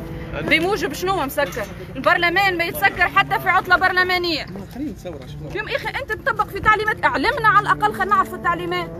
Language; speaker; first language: Arabic; native; Arabic